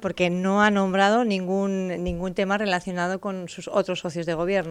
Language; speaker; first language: Spanish; native; Spanish